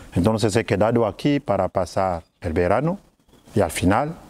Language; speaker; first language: Spanish; non-native, fluent; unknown